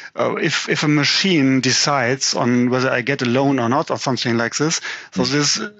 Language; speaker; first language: English; non-native, fluent; German